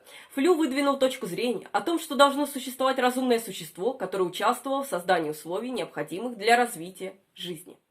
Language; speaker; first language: Russian; native; Russian